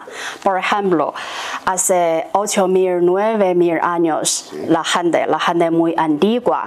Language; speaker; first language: Spanish; non-native, fluent; Chinese